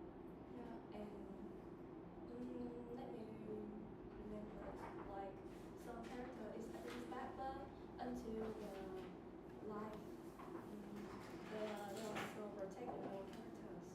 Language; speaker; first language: English; non-native, learner; Vietnamese